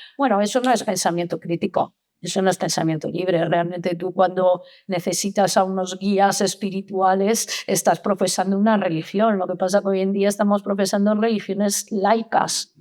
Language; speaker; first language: Spanish; non-native, fluent; Italian